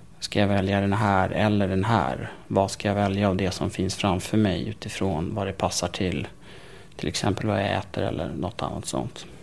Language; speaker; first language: Swedish; native; Swedish